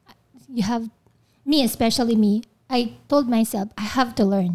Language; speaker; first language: English; non-native, local second language; Filipino